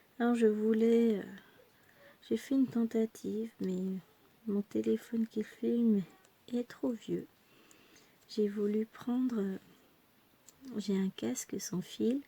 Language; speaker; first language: French; native; French